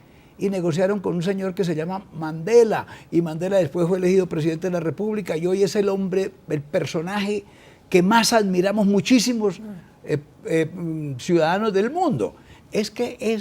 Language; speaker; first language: Spanish; native; Spanish